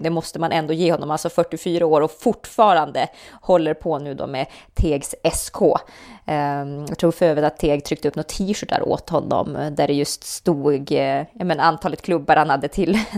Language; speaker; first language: Swedish; native; Swedish